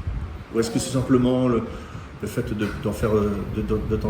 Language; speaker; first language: French; native; French